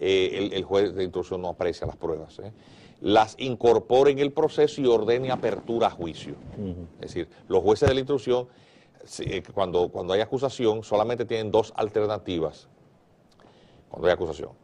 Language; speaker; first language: Spanish; native; Spanish